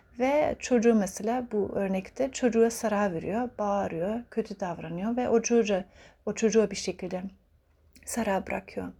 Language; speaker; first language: Turkish; early bilingual, heritage; Turkish